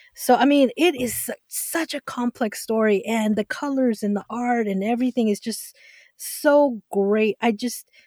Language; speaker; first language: English; early bilingual, other home language; Spanish